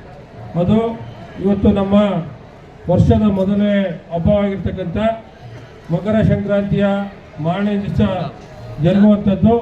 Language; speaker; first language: Kannada; native; Kannada